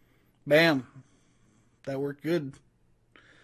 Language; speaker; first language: English; native; English